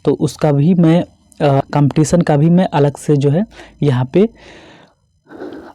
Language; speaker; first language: Hindi; native; Hindi